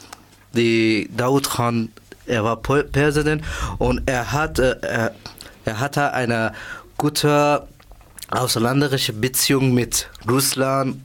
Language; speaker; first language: German; non-native, learner; Persian